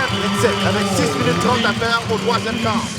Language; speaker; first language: French; native; French